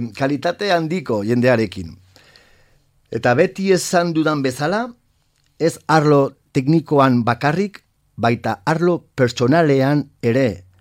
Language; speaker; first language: Basque; non-native, local second language; Spanish